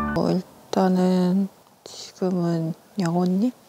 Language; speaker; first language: Korean; native; Korean